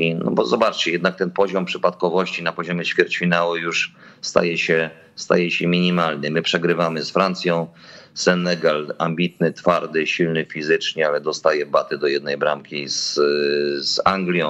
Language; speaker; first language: Polish; native; Polish